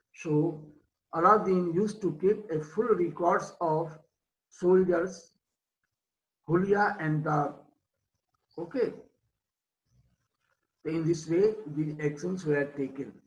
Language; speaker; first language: English; non-native, local second language; Hindi